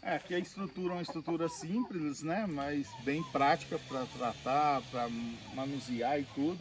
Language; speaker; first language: Portuguese; native; Portuguese